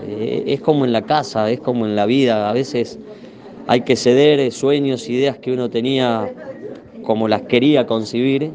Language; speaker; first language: Spanish; native; Spanish